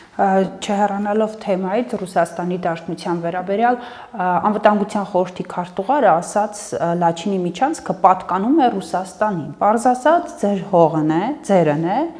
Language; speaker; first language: Armenian; native; Armenian